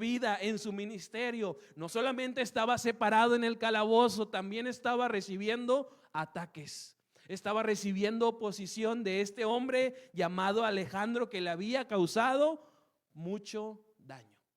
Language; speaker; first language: Spanish; native; Spanish